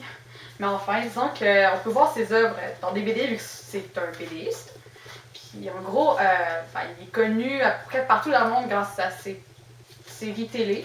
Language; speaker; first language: French; native; French